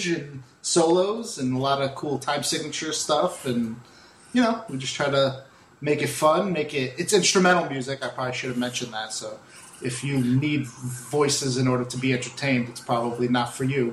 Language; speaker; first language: English; native; English